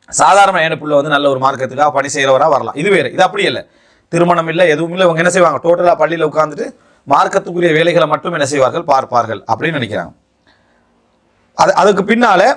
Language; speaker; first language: Tamil; native; Tamil